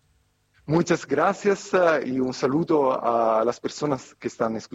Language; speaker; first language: Spanish; non-native, fluent; Italian